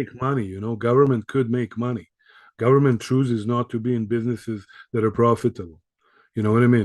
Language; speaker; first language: English; early bilingual, other home language; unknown